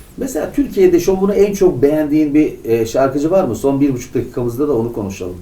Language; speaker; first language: Turkish; native; Turkish